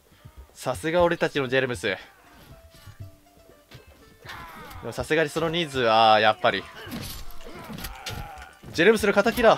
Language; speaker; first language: Japanese; native; Japanese